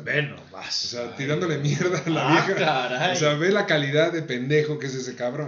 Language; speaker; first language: Spanish; native; Spanish